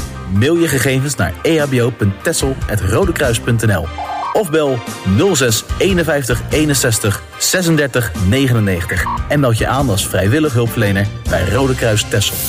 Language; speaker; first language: Dutch; native; Dutch